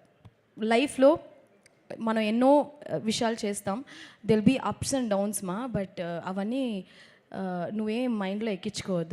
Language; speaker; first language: Telugu; non-native, local second language; Tamil